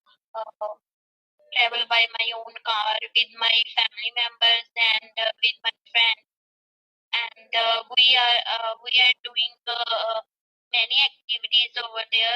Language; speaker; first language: English; non-native, learner; Punjabi